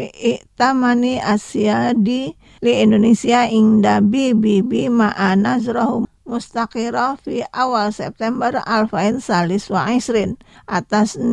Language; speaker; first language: Arabic; non-native, fluent; Indonesian